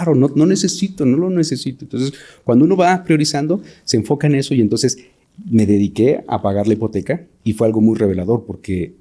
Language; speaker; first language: Spanish; native; Spanish